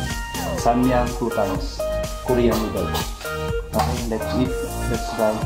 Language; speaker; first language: English; non-native, local second language; Filipino